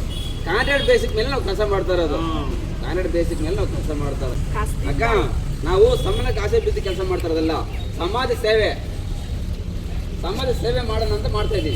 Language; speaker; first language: Kannada; native; Kannada